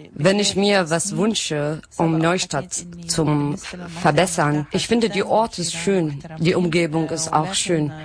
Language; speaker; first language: German; non-native, learner; Arabic